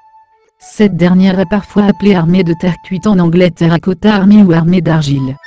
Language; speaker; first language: French; native; French